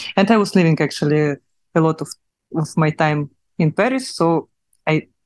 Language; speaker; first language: English; non-native, learner; Russian